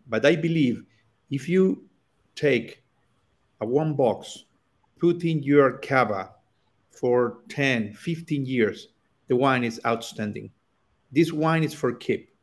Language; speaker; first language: English; non-native, learner; Spanish